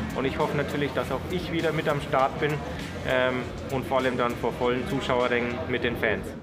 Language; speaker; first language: German; native; German